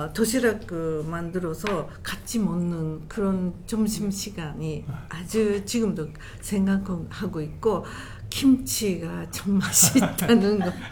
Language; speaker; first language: Korean; non-native, learner; Japanese